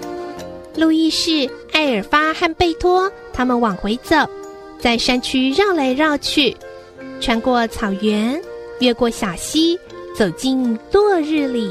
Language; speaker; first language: Chinese; native; Chinese